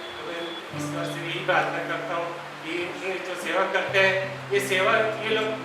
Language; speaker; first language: Hindi; native; Hindi